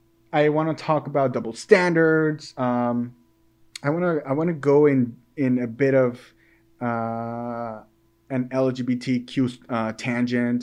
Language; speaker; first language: English; early bilingual, other home language; Spanish